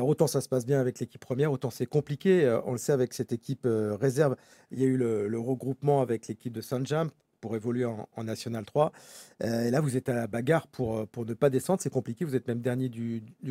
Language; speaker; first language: French; native; French